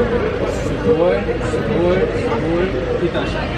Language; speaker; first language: Japanese; non-native, learner; English